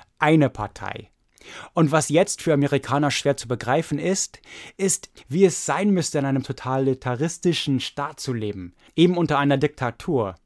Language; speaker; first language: German; non-native, fluent; English